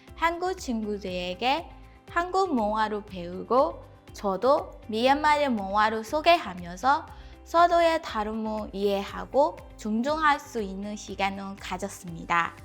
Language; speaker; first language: Korean; non-native, fluent; Burmese